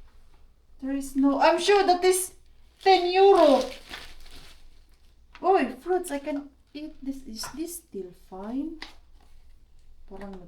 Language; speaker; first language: English; non-native, local second language; Filipino